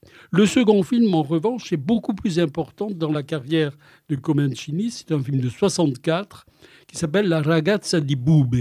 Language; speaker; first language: French; native; French